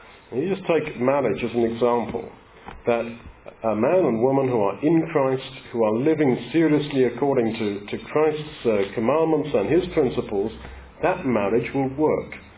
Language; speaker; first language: English; native; English